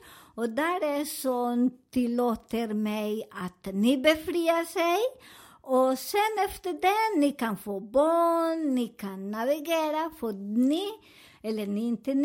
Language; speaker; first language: Swedish; non-native, learner; Spanish